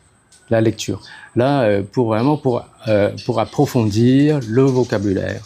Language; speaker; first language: French; non-native, fluent; Khmer